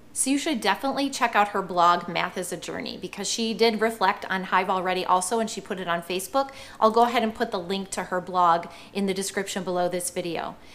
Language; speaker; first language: English; native; English